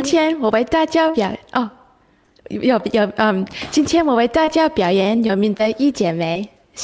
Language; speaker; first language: Chinese; non-native, learner; English